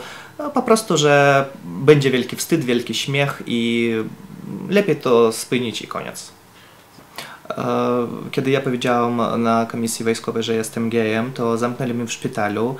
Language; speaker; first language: Polish; non-native, fluent; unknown